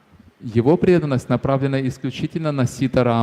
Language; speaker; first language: Russian; native; Russian